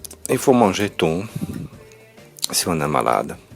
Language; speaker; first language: French; non-native, learner; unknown